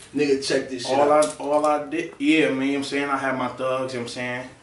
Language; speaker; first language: English; native; English